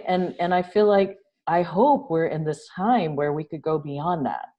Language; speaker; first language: English; native; English